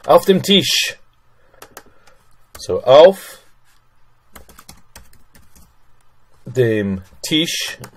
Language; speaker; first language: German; non-native, fluent; English